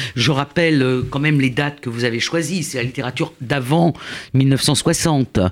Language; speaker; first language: French; native; French